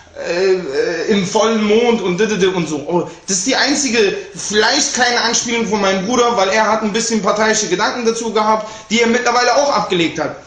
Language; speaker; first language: German; early bilingual, other home language; Turkish